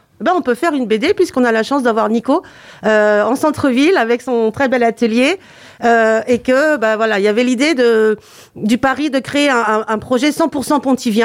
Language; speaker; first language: French; native; French